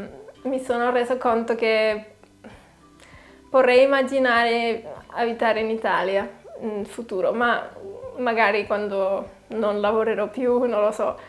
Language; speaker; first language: Italian; non-native, fluent; Catalan